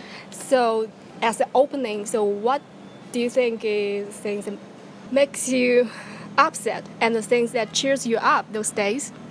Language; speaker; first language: English; non-native, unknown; Chinese